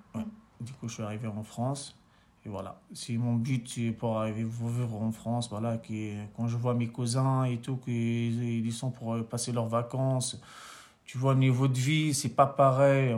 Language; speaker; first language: French; non-native, local second language; Arabic